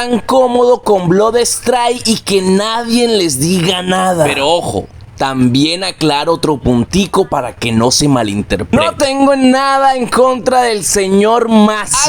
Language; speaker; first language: Spanish; native; Spanish